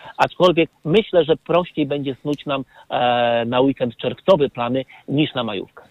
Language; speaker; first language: Polish; native; Polish